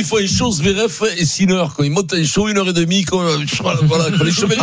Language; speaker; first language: French; native; French